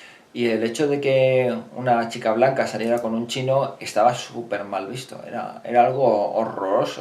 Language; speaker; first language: Spanish; native; Spanish